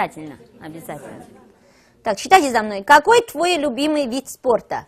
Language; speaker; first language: Russian; non-native, fluent; Chinese